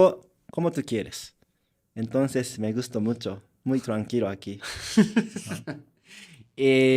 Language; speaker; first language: Spanish; non-native, learner; Japanese